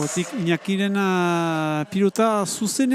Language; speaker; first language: Basque; native; Basque